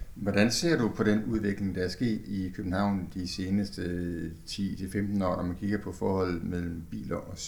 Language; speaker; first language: Danish; native; Danish